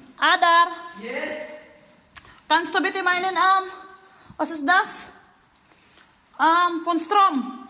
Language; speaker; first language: German; non-native, learner; Filipino